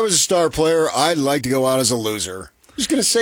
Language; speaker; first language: English; native; English